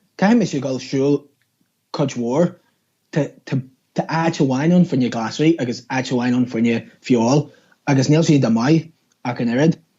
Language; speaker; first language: Irish; non-native, local second language; English